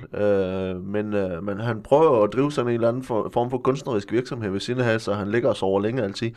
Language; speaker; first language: Danish; native; Danish